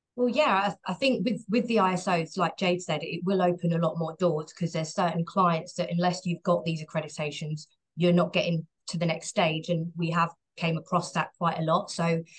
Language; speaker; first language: English; native; English